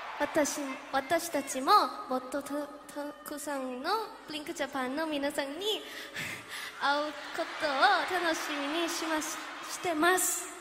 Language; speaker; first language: Japanese; non-native, learner; Korean